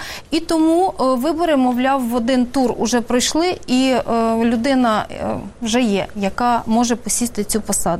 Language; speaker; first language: Ukrainian; native; Ukrainian